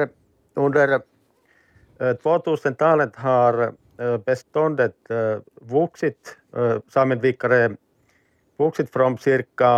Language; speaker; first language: Swedish; non-native, learner; Finnish